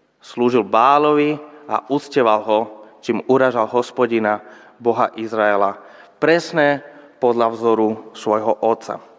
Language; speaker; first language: Slovak; non-native, fluent; Spanish